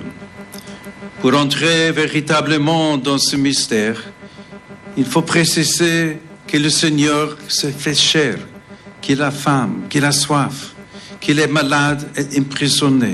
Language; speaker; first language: French; non-native, fluent; English